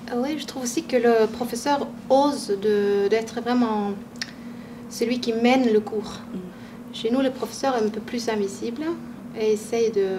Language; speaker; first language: French; non-native, fluent; Swedish